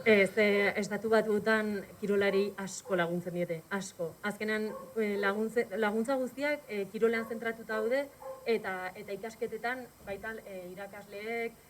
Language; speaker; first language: Basque; native; Basque